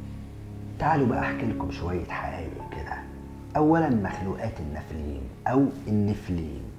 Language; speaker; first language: Arabic; native; Arabic